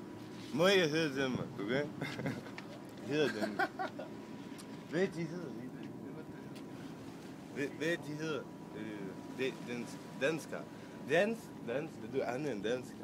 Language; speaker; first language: Danish; non-native, learner; Arabic